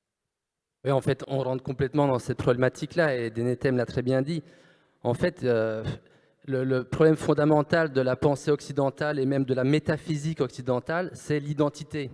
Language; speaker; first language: French; native; French